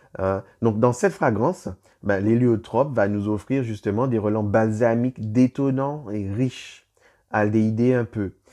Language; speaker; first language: French; native; French